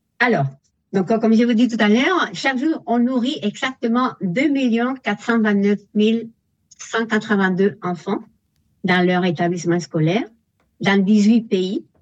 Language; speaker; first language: French; non-native, fluent; Spanish